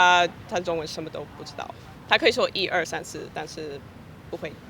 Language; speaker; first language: Chinese; non-native, fluent; English